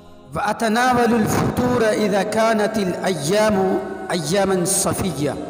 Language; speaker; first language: Arabic; non-native, learner; Urdu